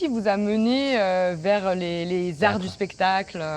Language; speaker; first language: French; native; French